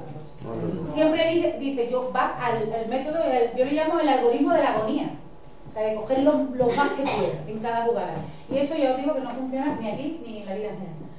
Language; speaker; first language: Spanish; native; Spanish